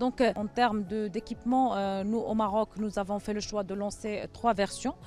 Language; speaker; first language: French; non-native, local second language; Arabic